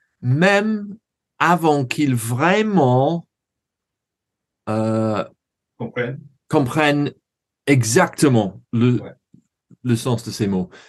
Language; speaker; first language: French; non-native, learner; English